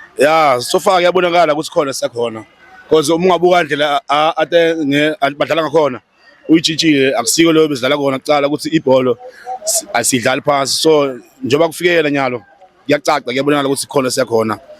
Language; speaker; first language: Zulu; non-native, local second language; Swati